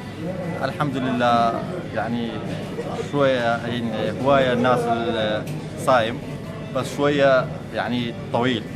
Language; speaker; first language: Arabic; non-native, local second language; Kurdish